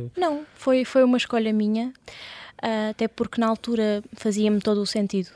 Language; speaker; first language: Portuguese; early bilingual, other home language; Russian